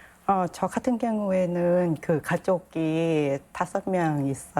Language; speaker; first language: Korean; non-native, learner; Thai